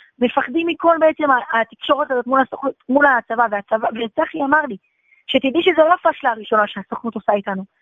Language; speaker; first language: Hebrew; native; Hebrew